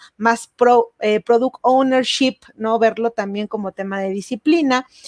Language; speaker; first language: Spanish; native; Spanish